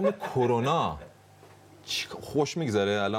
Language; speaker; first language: Persian; native; Persian